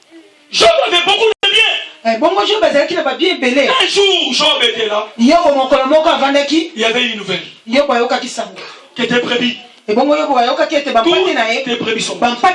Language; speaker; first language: French; non-native, local second language; Lingala